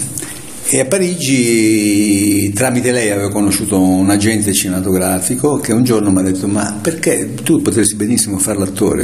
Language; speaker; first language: Italian; native; Italian